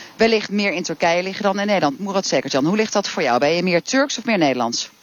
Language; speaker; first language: Dutch; native; Dutch